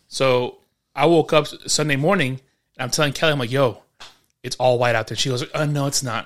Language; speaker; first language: English; early bilingual, other home language; Spanish